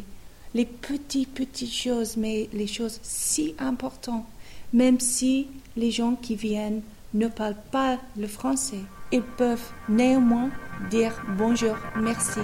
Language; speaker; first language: French; non-native, fluent; English